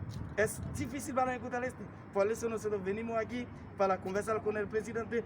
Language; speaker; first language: Spanish; non-native, learner; Haitian Creole